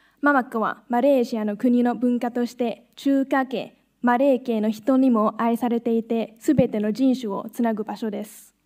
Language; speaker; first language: Japanese; non-native, fluent; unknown